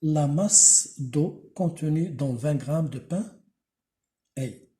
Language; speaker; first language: French; non-native, local second language; Arabic